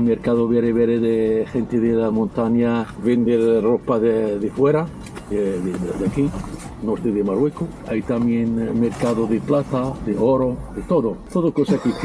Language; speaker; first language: Spanish; non-native, learner; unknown